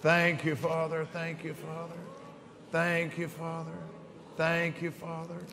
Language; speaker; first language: English; native; English